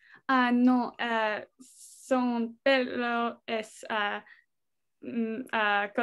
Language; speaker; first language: Spanish; non-native, learner; English